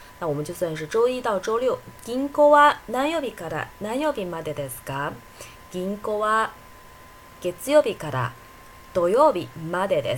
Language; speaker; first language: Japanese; non-native, fluent; Chinese